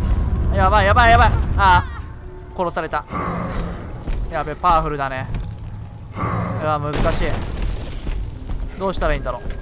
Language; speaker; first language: Japanese; native; Japanese